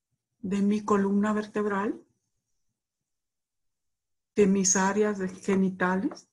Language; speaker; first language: Spanish; native; Spanish